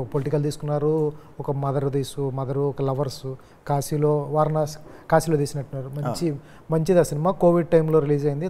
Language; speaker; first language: Telugu; native; Telugu